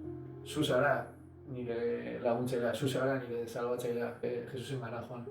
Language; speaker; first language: Basque; non-native, learner; Spanish